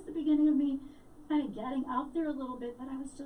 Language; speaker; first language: English; native; English